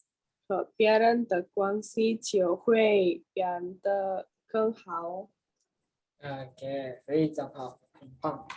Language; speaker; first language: Chinese; non-native, fluent; Indonesian